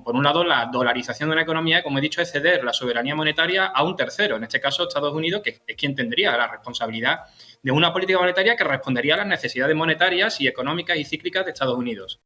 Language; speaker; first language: Spanish; native; Spanish